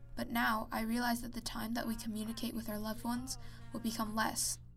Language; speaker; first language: English; native; English